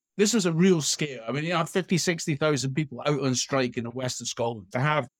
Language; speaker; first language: English; native; English